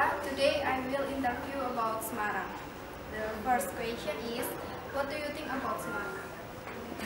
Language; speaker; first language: English; non-native, learner; Indonesian